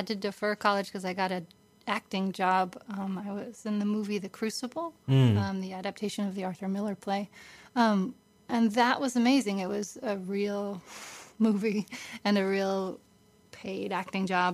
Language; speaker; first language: English; native; English